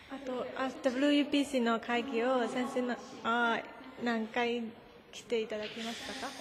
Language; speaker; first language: Japanese; non-native, learner; Burmese